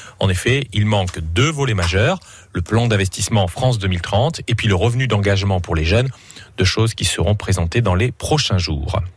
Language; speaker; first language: French; native; French